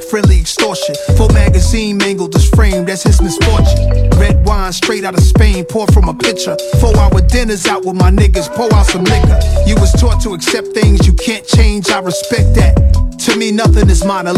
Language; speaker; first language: English; native; English